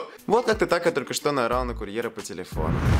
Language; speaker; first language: Russian; native; Russian